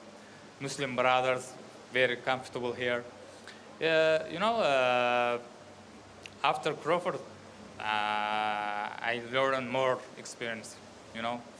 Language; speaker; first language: English; non-native, learner; Russian